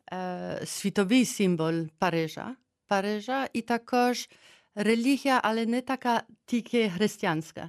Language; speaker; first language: Ukrainian; early bilingual, heritage; Ukrainian